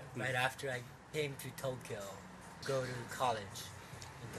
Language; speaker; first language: English; non-native, fluent; Japanese